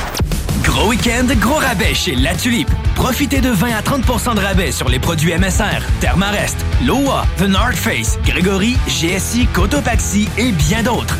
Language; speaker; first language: French; native; French